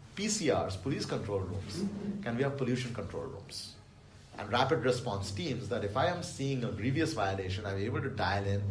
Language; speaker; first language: English; non-native, local second language; Bangla